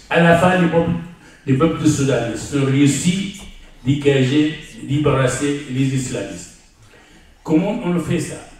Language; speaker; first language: French; non-native, learner; Arabic